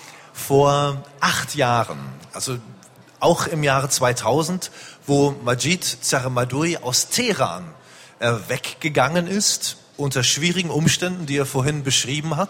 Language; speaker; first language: German; native; German